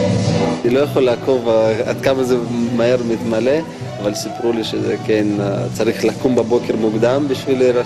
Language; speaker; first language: Hebrew; non-native, fluent; Russian